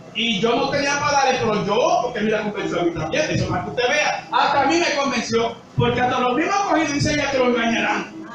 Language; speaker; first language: Spanish; native; Spanish